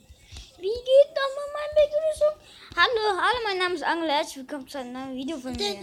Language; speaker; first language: German; early bilingual, other home language; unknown